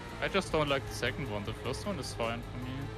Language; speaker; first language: English; non-native, fluent; German